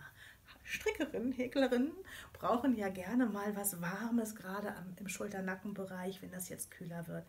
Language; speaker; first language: German; native; German